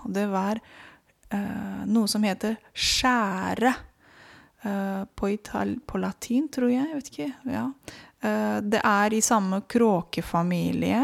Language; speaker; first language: Norwegian; non-native, fluent; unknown